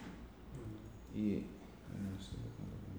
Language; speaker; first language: Spanish; non-native, learner; English